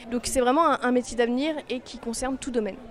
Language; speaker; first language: French; native; French